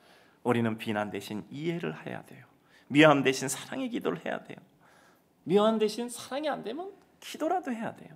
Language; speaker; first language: Korean; native; Korean